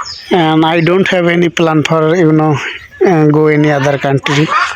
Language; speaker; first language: English; non-native, local second language; Bangla